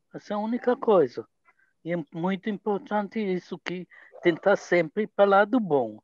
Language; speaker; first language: Portuguese; non-native, fluent; Hebrew